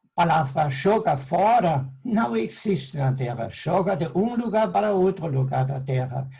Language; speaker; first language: Portuguese; non-native, fluent; German